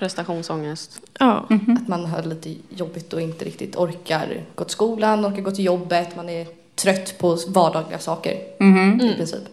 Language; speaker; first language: Swedish; native; Swedish